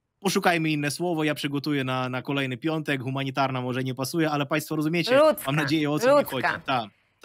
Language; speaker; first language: Polish; non-native, fluent; Ukrainian